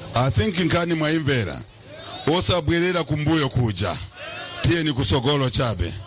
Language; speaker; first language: Nyanja; non-native, local second language; Bemba